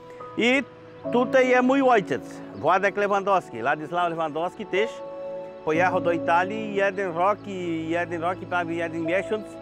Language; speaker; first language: Polish; early bilingual, heritage; Polish